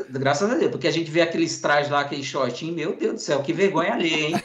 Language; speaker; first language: Portuguese; native; Portuguese